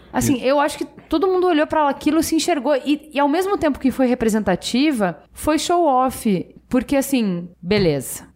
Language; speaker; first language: Portuguese; native; Portuguese